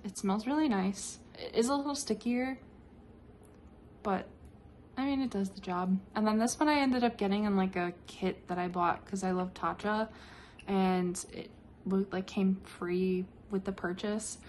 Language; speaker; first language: English; native; English